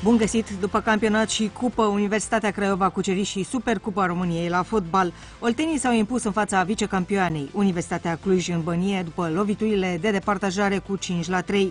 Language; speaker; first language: Romanian; native; Romanian